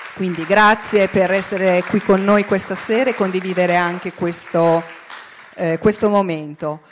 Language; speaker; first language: Italian; native; Italian